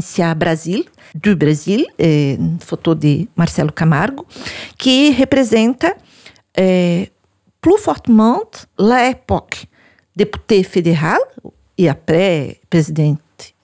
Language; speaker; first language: French; non-native, learner; Portuguese